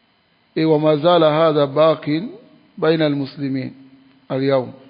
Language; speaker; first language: Arabic; non-native, fluent; French